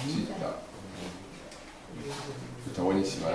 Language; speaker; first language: Spanish; native; Spanish